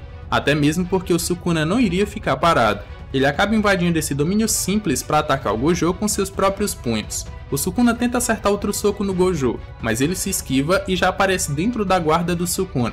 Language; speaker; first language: Portuguese; native; Portuguese